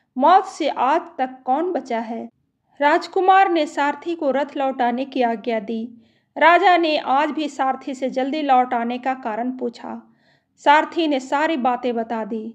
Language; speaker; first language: Hindi; native; Hindi